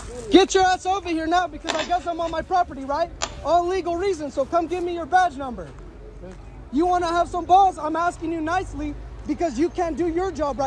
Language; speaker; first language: English; early bilingual, other home language; Spanish